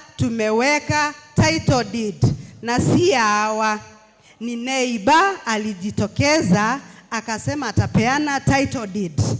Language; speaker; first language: Swahili; non-native, local second language; Meru